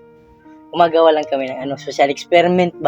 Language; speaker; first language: Filipino; non-native, local second language; Cebuano